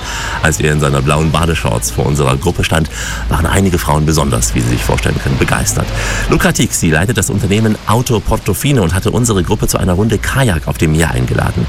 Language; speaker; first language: German; native; German